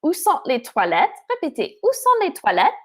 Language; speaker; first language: French; non-native, fluent; English